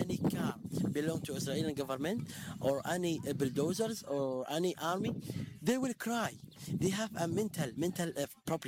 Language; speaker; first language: English; non-native, fluent; Arabic